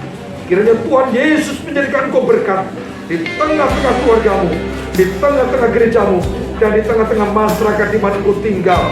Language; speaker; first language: Indonesian; native; Indonesian